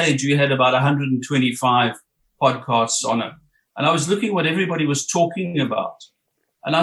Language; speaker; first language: English; native; English